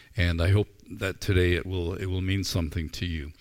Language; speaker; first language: English; native; English